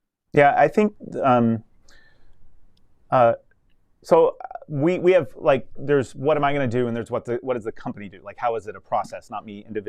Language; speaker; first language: English; native; English